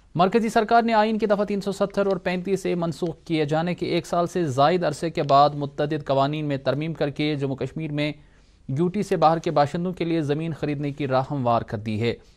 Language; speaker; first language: Urdu; non-native, local second language; Kashmiri